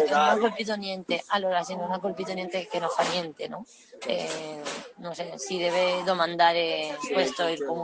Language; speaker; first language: Italian; non-native, learner; Spanish